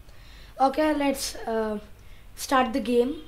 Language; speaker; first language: English; non-native, local second language; Telugu